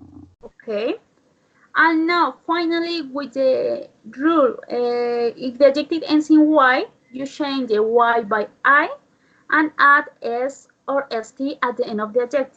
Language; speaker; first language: English; non-native, learner; Spanish